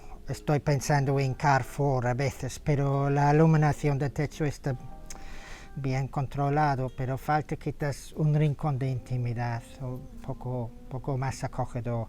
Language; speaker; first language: Spanish; non-native, fluent; English